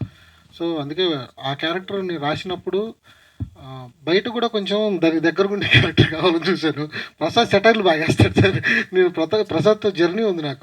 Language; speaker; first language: Telugu; native; Telugu